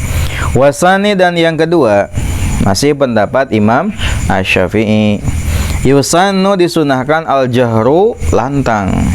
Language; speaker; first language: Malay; non-native, local second language; Sundanese